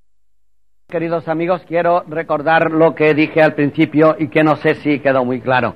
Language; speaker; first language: Spanish; native; Spanish